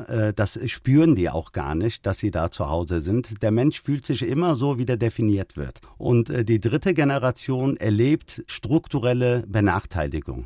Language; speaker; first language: German; early bilingual, other home language; Turkish